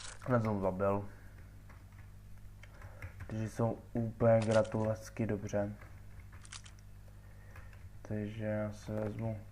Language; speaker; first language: Czech; native; Czech